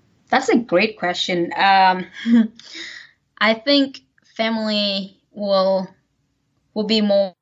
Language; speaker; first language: English; non-native, fluent; Vietnamese